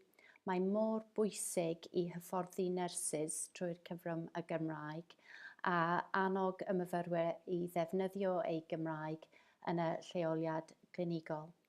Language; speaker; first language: Welsh; non-native, fluent; English